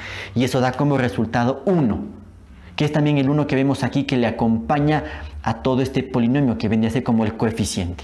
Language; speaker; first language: Spanish; native; Spanish